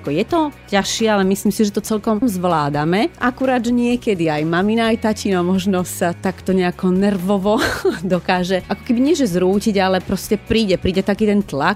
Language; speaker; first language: Slovak; native; Slovak